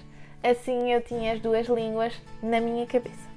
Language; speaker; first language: Portuguese; early bilingual, heritage; French